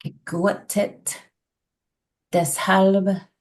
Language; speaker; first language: German; non-native, learner; English